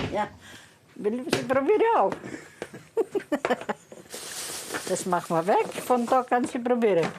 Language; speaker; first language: German; non-native, learner; Greek